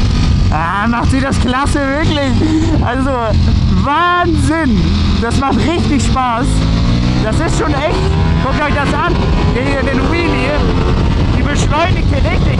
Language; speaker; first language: German; native; German